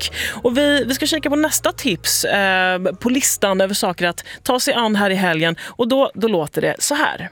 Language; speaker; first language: Swedish; native; Swedish